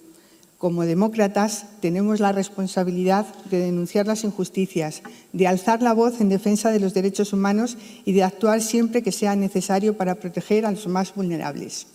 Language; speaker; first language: Spanish; native; Spanish